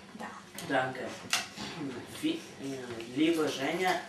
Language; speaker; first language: German; non-native, learner; Russian